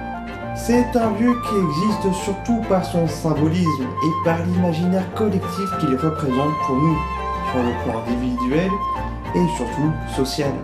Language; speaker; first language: French; native; French